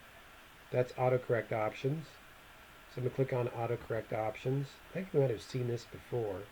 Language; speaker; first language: English; native; English